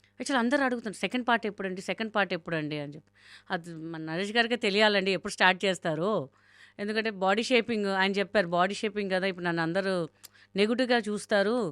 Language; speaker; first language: Telugu; non-native, local second language; Hindi